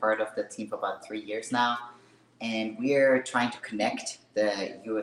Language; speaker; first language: English; non-native, fluent; German